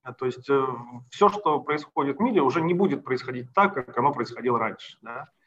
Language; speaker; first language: Russian; native; Russian